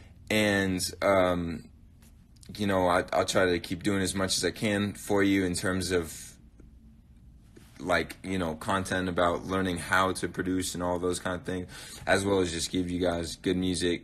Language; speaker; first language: English; native; English